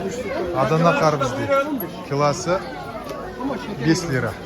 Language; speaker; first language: Turkish; non-native, learner; Kazakh